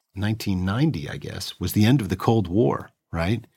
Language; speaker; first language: English; native; English